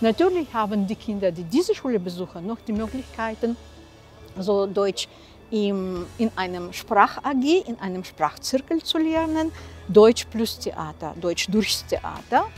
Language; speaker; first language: German; non-native, local second language; Russian